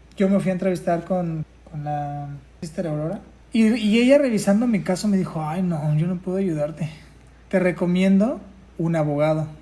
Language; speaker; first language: Spanish; native; Spanish